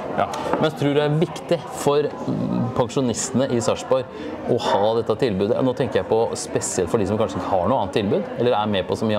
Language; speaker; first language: Norwegian; native; Norwegian